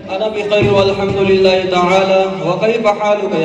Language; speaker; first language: Arabic; non-native, learner; Urdu